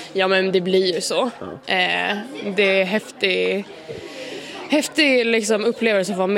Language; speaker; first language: Swedish; native; Swedish